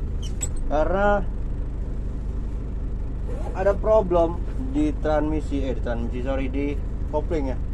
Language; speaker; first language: Indonesian; native; Indonesian